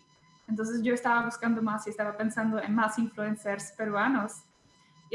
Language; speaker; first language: Spanish; non-native, fluent; Czech